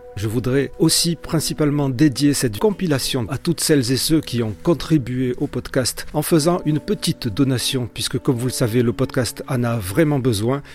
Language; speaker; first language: French; native; French